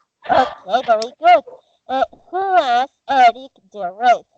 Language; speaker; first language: English; non-native, fluent; Spanish